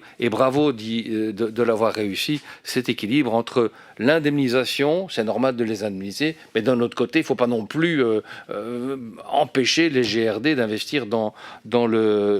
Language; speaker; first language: French; native; French